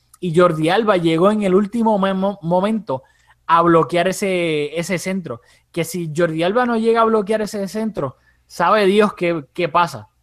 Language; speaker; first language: Spanish; early bilingual, heritage; Spanish